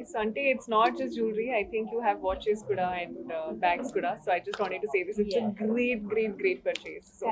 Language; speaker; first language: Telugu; non-native, learner; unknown